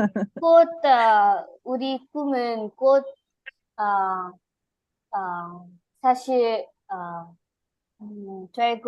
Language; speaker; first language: Korean; non-native, learner; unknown